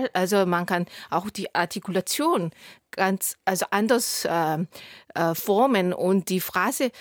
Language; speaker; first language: German; non-native, fluent; Korean